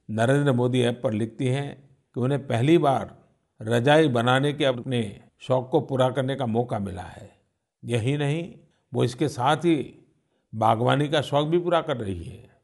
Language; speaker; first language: Hindi; non-native, local second language; Gujarati